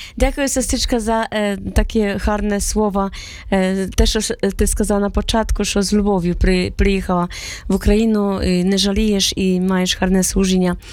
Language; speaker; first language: Ukrainian; native; Ukrainian